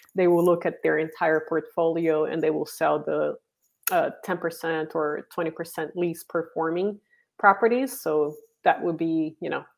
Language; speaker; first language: English; non-native, fluent; Portuguese